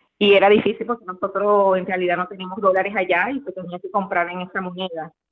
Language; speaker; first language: Spanish; native; Spanish